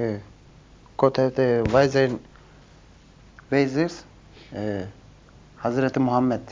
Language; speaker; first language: Dutch; non-native, learner; Turkish